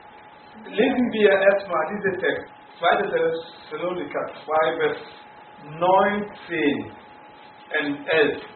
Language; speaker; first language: German; non-native, fluent; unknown